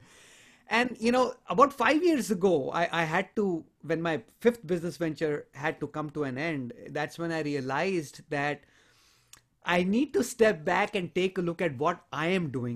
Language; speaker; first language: English; non-native, local second language; Hindi